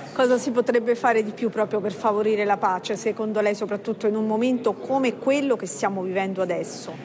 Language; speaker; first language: Italian; native; Italian